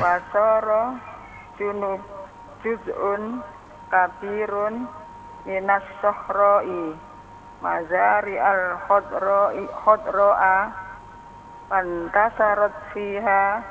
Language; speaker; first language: Arabic; non-native, learner; Indonesian